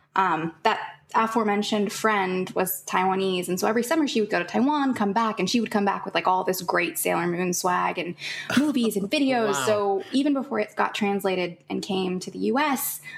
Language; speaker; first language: English; native; English